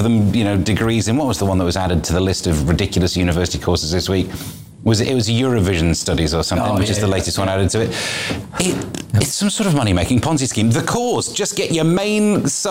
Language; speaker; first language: English; native; English